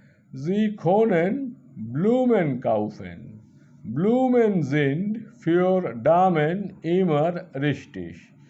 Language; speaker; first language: German; non-native, fluent; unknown